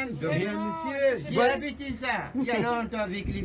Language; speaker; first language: French; non-native, local second language; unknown